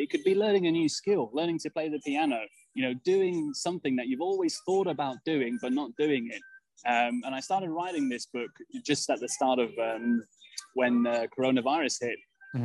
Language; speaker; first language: English; native; English